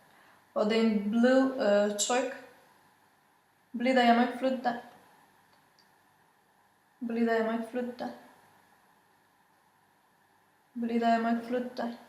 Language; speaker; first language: Danish; non-native, fluent; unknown